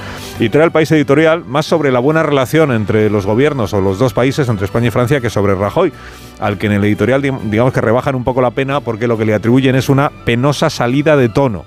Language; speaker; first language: Spanish; native; Spanish